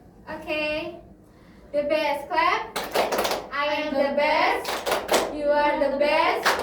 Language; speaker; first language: English; non-native, learner; Indonesian